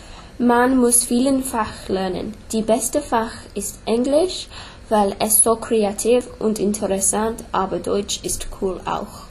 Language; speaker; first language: German; non-native, learner; English